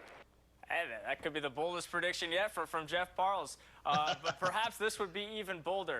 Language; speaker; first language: English; native; English